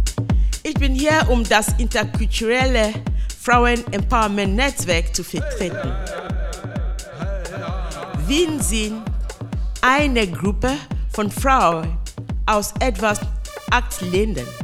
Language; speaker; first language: German; non-native, fluent; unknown